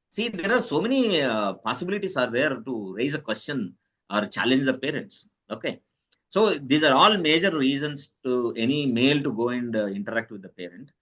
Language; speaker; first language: English; non-native, local second language; Telugu